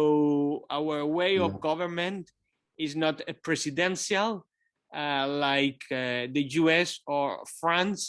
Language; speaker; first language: English; non-native, fluent; Kabuverdianu